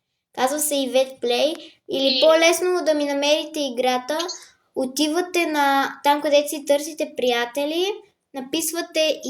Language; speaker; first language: Bulgarian; native; Bulgarian